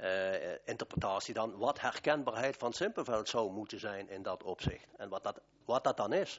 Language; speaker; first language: Dutch; native; Dutch